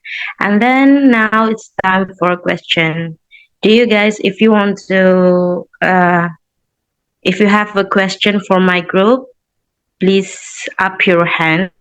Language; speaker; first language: English; non-native, learner; Indonesian